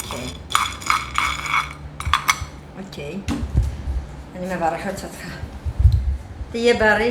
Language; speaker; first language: Hebrew; non-native, fluent; Amharic